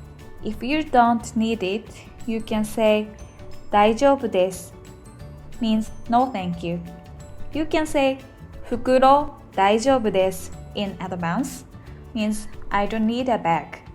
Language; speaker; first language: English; non-native, fluent; Japanese